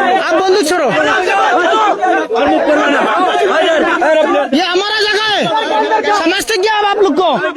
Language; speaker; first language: Hindi; non-native, learner; Bangla